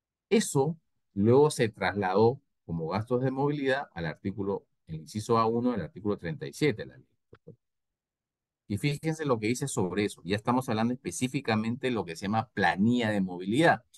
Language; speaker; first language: Spanish; native; Spanish